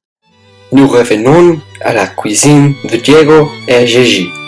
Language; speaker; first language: French; non-native, learner; Spanish